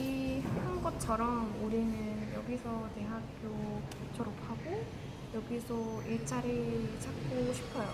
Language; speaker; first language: Korean; non-native, fluent; Estonian